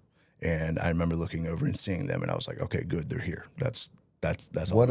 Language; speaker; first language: English; native; English